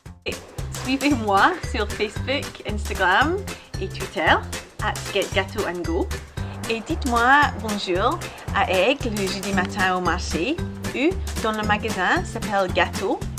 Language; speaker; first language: French; non-native, learner; English